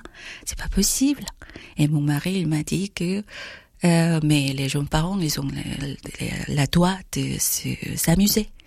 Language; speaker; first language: French; non-native, fluent; Korean